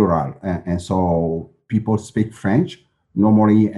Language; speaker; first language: English; non-native, local second language; French